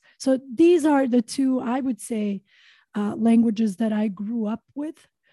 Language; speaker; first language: English; non-native, fluent; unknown